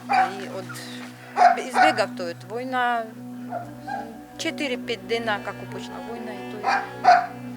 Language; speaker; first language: Macedonian; non-native, learner; Russian